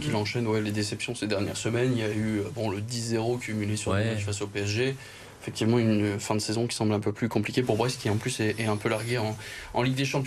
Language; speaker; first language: French; native; French